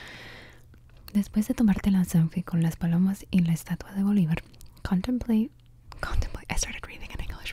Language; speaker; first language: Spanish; early bilingual, heritage; Spanish